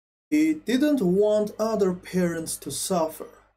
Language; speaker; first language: English; non-native, fluent; Azerbaijani